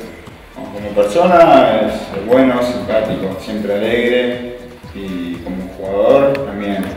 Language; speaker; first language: Italian; non-native, learner; Spanish